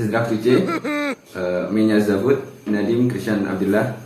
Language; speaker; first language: Russian; non-native, learner; Indonesian